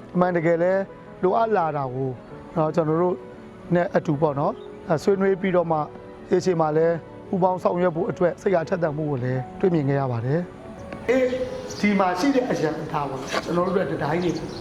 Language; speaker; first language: Burmese; native; Burmese